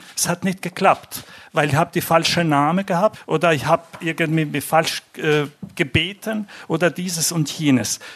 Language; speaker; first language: German; non-native, fluent; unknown